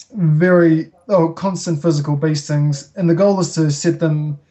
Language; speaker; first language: English; native; English